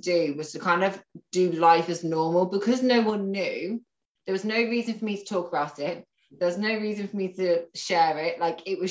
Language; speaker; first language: English; native; English